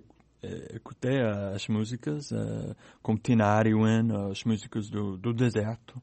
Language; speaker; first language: Portuguese; non-native, learner; English